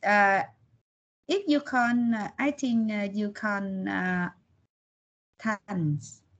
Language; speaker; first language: English; non-native, learner; Vietnamese